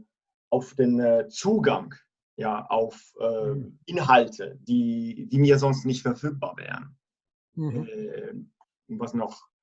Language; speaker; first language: German; non-native, fluent; Italian